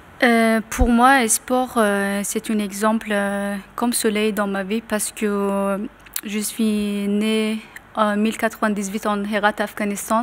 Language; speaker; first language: French; non-native, learner; Persian